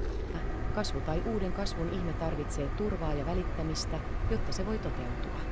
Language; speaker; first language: Finnish; native; Finnish